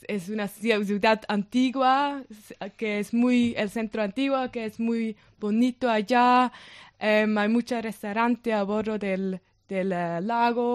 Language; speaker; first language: Spanish; non-native, learner; German